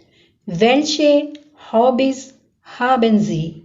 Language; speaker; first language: German; non-native, fluent; Urdu